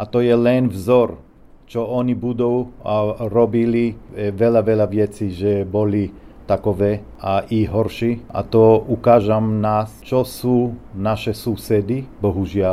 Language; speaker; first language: Czech; non-native, learner; Hebrew